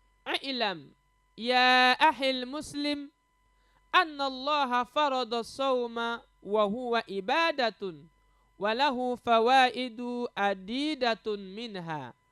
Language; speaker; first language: Arabic; non-native, fluent; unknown